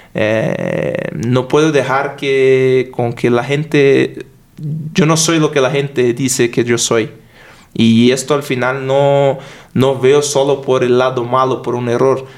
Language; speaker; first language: Spanish; non-native, fluent; Portuguese